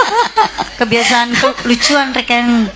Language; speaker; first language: Indonesian; non-native, local second language; Buginese